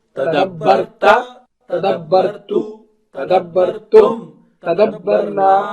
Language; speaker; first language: Arabic; non-native, learner; Urdu